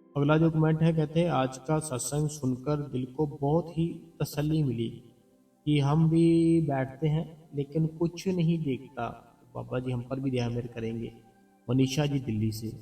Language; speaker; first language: Hindi; non-native, local second language; Punjabi